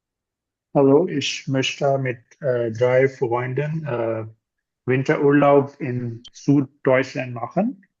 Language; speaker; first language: German; non-native, learner; Urdu